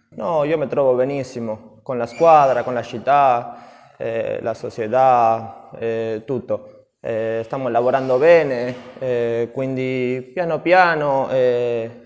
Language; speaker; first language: Italian; non-native, fluent; Spanish